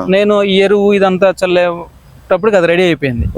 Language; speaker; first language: Telugu; native; Telugu